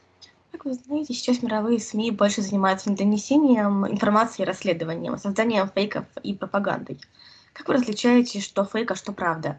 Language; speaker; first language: Russian; native; Russian